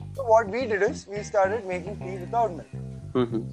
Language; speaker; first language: English; non-native, local second language; Malayalam